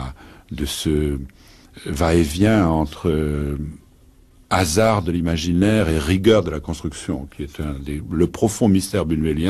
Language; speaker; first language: French; native; French